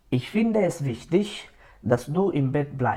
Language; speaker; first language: German; non-native, fluent; Macedonian